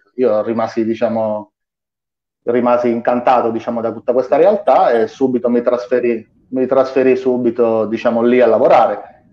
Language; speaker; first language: Italian; native; Italian